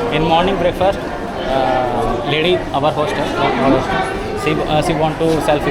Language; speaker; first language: English; non-native, learner; Hindi